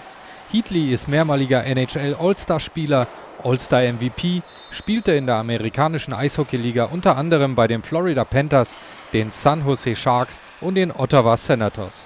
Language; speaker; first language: German; native; German